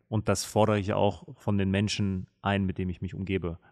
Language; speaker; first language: German; native; German